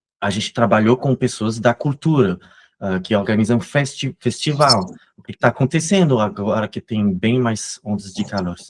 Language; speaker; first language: Portuguese; non-native, fluent; French